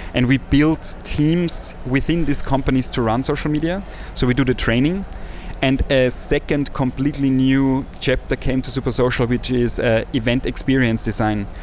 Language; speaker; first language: English; non-native, fluent; German